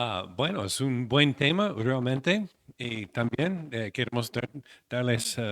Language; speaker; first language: Spanish; non-native, fluent; English